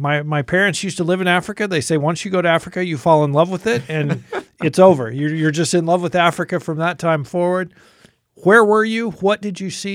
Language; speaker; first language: English; native; English